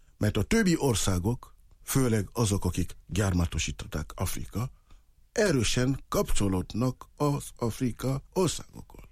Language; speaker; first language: Hungarian; non-native, fluent; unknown